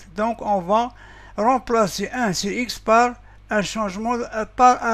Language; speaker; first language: French; non-native, local second language; Arabic